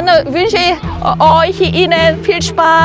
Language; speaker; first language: German; non-native, fluent; Korean